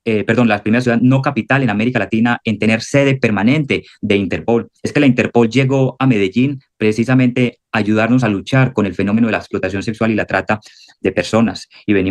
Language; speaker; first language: Spanish; native; Spanish